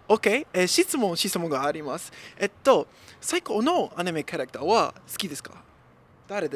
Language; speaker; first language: Japanese; non-native, learner; English